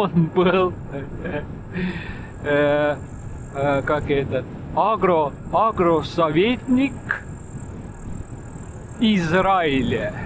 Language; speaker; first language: Russian; non-native, learner; Estonian